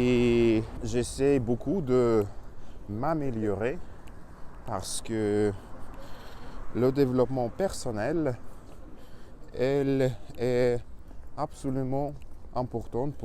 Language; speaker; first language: French; non-native, learner; Russian